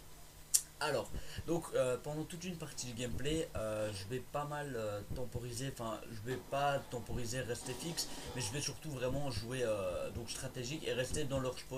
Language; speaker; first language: French; native; French